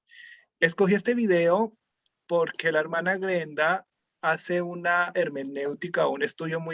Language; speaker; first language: Spanish; native; Spanish